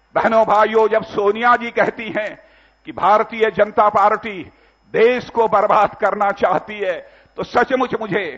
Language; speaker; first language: Hindi; native; Hindi